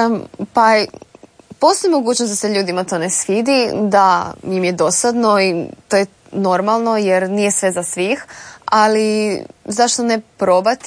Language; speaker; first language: Serbian; native; Serbian